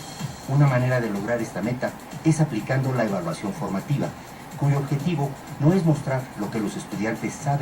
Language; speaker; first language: Spanish; native; Spanish